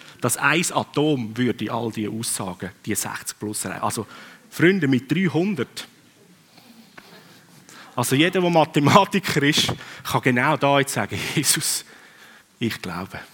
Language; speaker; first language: German; non-native, fluent; Swiss German